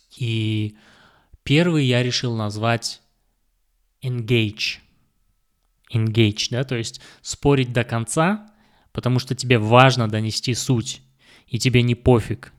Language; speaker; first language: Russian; non-native, local second language; Kazakh